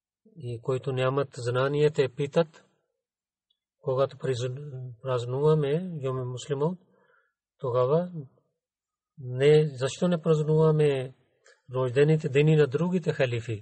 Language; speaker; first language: Bulgarian; non-native, learner; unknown